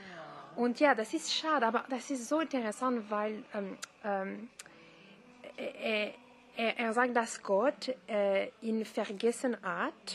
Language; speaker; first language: German; non-native, learner; French